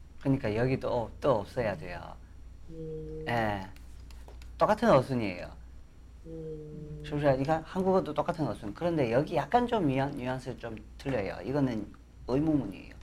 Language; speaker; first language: Korean; non-native, fluent; Chinese